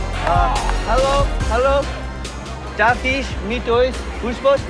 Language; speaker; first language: German; non-native, learner; English